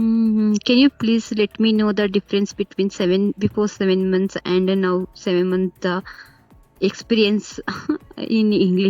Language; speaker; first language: English; non-native, learner; Kannada